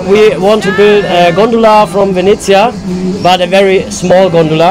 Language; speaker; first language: English; non-native, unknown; German